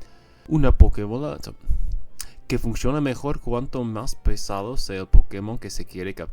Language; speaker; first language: Spanish; non-native, fluent; English